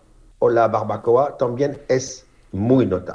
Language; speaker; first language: Spanish; non-native, fluent; French